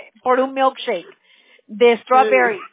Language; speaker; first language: Spanish; early bilingual, heritage; English